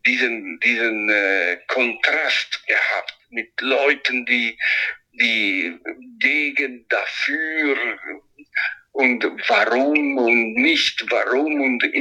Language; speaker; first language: German; non-native, local second language; Italian